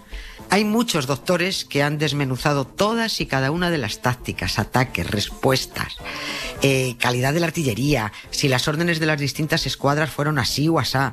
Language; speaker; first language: Spanish; native; Spanish